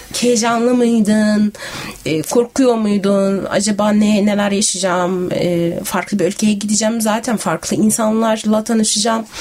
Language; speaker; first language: Turkish; native; Turkish